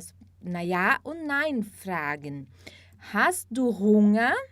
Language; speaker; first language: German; non-native, fluent; Portuguese